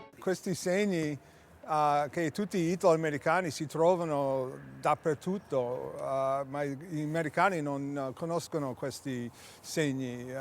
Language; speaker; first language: Italian; early bilingual, heritage; English